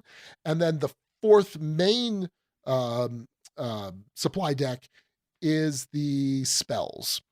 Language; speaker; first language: English; native; English